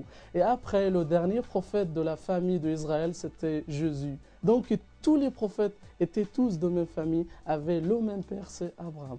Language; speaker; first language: French; non-native, fluent; Arabic